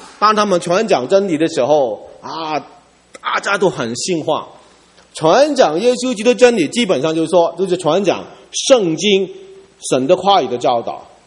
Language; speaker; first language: Chinese; non-native, local second language; Cantonese